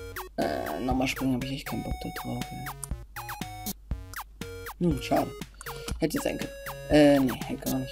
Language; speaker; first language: German; native; German